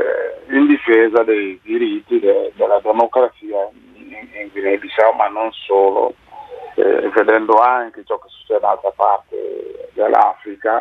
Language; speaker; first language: Italian; non-native, fluent; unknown